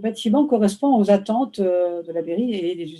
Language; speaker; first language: French; native; French